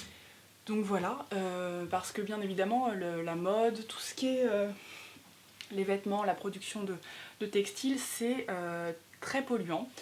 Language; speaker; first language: French; native; French